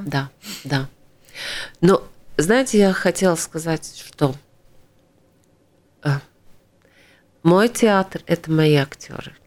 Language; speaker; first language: Russian; non-native, local second language; Latvian